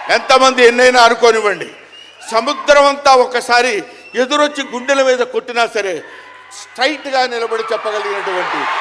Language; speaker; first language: Telugu; native; Telugu